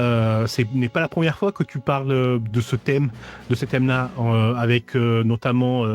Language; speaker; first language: French; native; French